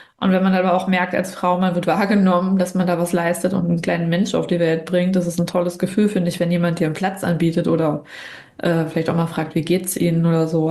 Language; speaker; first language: German; native; German